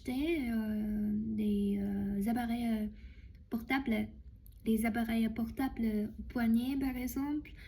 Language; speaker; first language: French; non-native, learner; Chinese